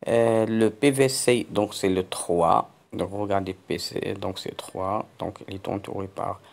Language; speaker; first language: French; non-native, local second language; Arabic